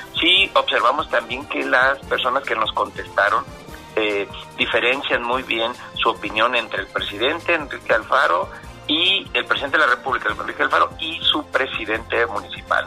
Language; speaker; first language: Spanish; native; Spanish